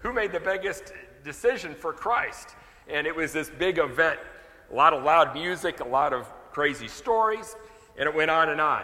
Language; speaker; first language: English; native; English